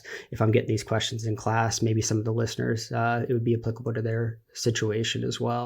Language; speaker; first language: English; native; English